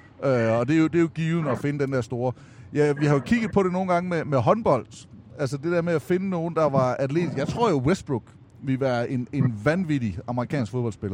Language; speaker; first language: Danish; native; Danish